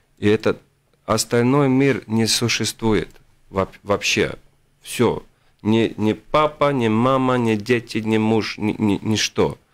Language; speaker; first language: Russian; non-native, local second language; Latvian